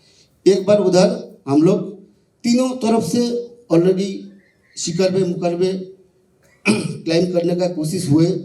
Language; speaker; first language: Hindi; non-native, local second language; Bangla